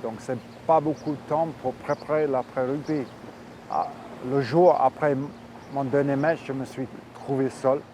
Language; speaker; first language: French; non-native, fluent; English